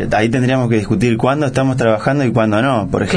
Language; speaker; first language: Spanish; native; Spanish